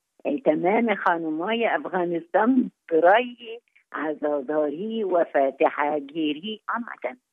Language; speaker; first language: Persian; non-native, fluent; Arabic